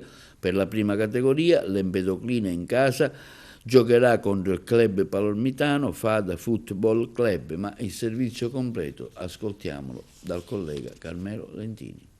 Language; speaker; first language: Italian; native; Italian